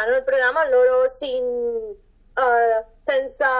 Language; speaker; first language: Italian; non-native, fluent; Catalan